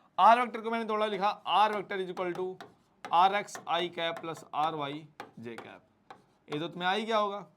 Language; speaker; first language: Hindi; native; Hindi